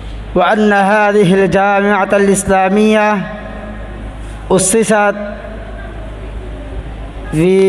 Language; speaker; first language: Arabic; non-native, learner; Rohingya